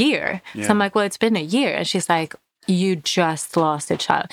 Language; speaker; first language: English; non-native, fluent; Finnish